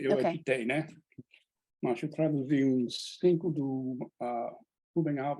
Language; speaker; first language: Portuguese; non-native, fluent; English